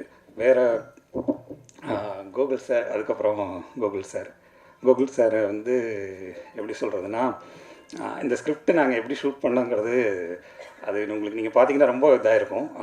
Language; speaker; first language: Tamil; native; Tamil